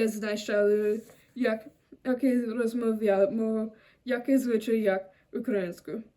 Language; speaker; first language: Ukrainian; non-native, learner; German